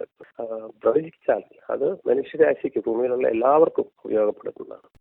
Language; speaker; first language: Malayalam; native; Malayalam